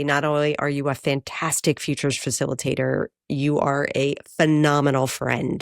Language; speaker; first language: English; native; English